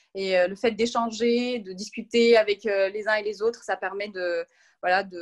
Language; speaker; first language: French; non-native, local second language; Arabic